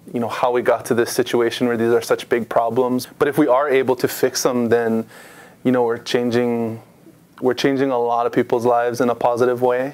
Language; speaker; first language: English; native; English